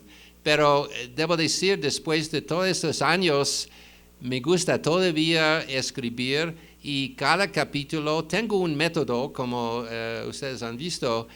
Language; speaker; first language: Spanish; non-native, fluent; English